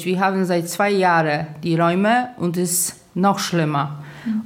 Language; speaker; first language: German; non-native, fluent; Polish